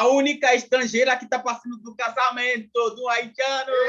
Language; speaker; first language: Portuguese; non-native, fluent; Haitian Creole